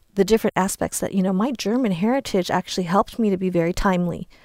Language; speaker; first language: English; native; English